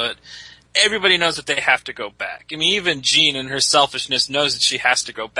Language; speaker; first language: English; native; English